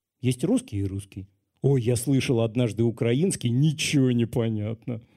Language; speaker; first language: Russian; native; Russian